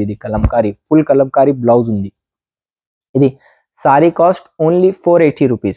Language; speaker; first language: Telugu; non-native, local second language; Urdu